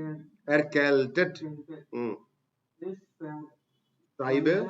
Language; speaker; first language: German; non-native, fluent; Hindi